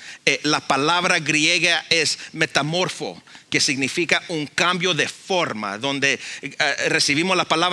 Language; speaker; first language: Spanish; early bilingual, heritage; Spanish